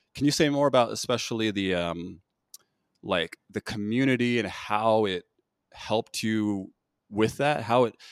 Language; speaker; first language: English; native; English